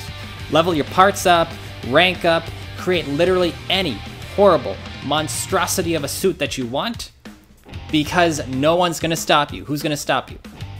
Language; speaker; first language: English; native; English